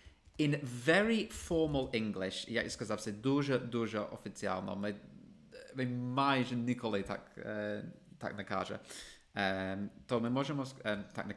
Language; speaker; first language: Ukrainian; non-native, fluent; English